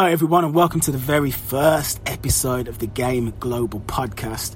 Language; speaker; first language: English; native; English